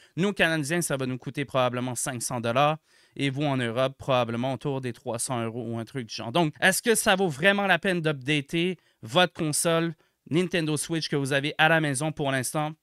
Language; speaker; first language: French; native; French